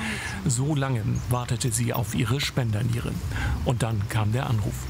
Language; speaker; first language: German; native; German